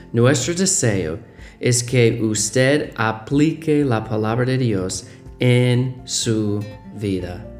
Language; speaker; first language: Spanish; non-native, learner; English